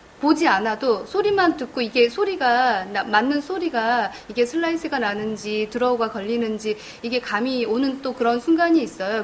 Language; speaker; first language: Korean; native; Korean